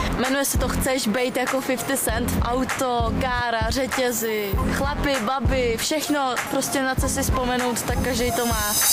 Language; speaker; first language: Czech; early bilingual, other home language; Russian